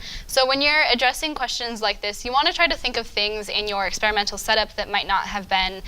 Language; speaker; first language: English; native; English